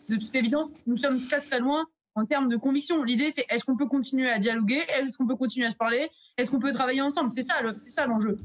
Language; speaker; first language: French; native; French